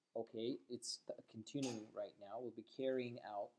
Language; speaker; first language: English; non-native, fluent; Azerbaijani